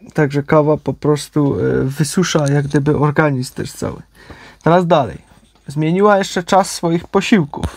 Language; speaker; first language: Polish; native; Polish